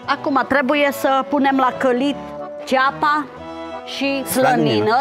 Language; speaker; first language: Romanian; non-native, local second language; Czech